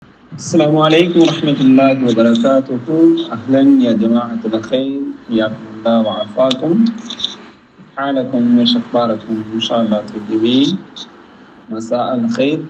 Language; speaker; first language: Arabic; non-native, fluent; Tamil